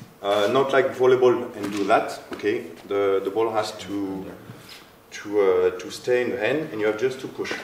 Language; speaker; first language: English; non-native, fluent; French